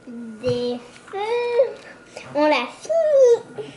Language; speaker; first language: French; early bilingual, heritage; French